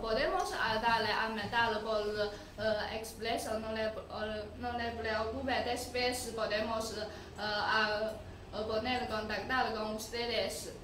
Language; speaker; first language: Spanish; non-native, learner; Chinese